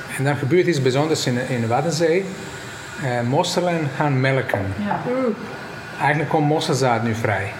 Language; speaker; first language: Dutch; non-native, fluent; Croatian